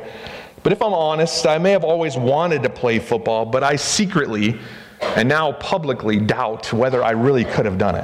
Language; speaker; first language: English; native; English